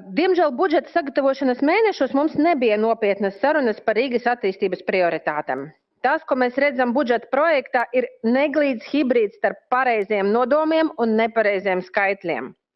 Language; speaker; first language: Latvian; non-native, local second language; Russian